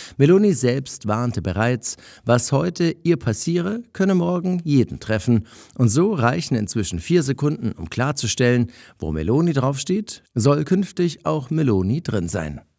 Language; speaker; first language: German; native; German